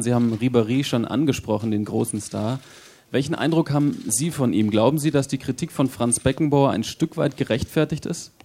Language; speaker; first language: German; native; German